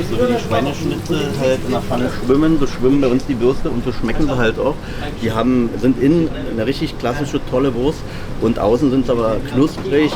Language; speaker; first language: German; native; German